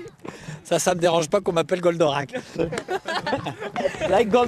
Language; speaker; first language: French; native; French